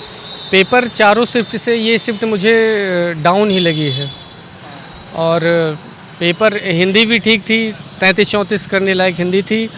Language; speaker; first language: Hindi; native; Hindi